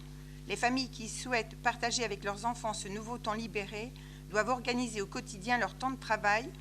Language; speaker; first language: French; native; French